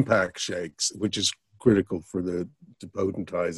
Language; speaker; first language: English; native; English